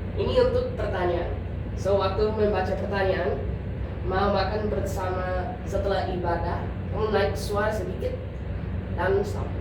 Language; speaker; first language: Indonesian; non-native, learner; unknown